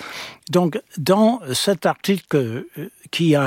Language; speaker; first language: French; non-native, fluent; English